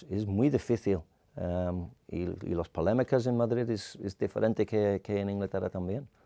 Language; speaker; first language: Spanish; non-native, learner; English